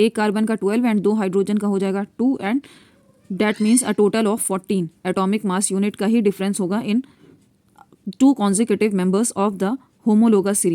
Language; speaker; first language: Hindi; native; Hindi